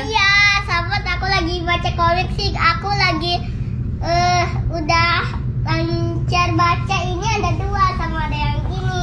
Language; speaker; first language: Indonesian; early bilingual, heritage; Indonesian